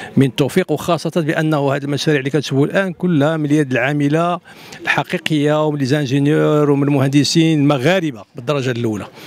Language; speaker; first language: Arabic; native; Arabic